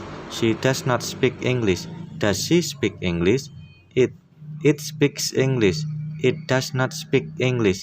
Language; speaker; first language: English; non-native, fluent; Indonesian